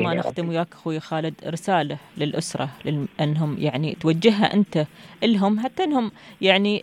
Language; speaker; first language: Arabic; native; Arabic